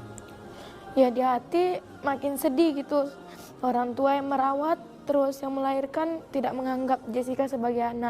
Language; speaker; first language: Indonesian; native; Indonesian